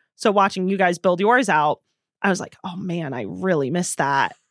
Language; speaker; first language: English; native; English